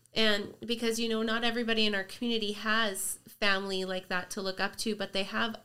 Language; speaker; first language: English; native; English